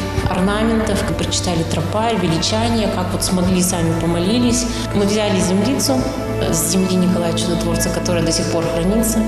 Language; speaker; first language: Russian; native; Russian